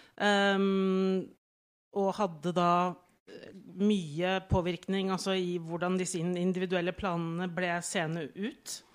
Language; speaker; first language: Norwegian; native; Norwegian